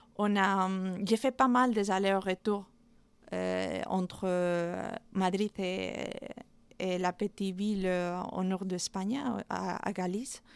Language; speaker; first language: French; non-native, fluent; Spanish